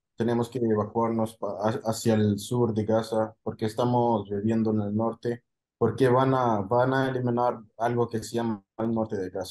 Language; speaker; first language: Spanish; non-native, fluent; Arabic